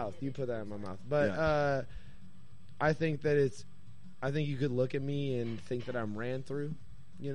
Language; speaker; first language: English; native; English